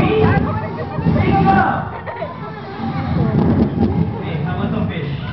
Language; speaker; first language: English; non-native, local second language; Filipino